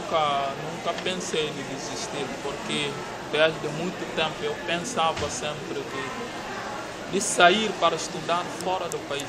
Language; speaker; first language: Portuguese; non-native, local second language; Upper Guinea Crioulo